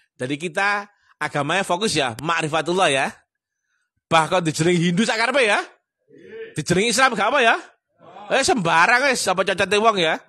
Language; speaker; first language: Indonesian; non-native, local second language; Javanese